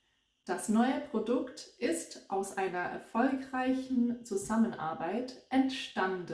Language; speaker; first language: German; non-native, fluent; English